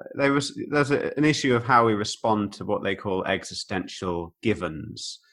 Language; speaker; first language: English; native; English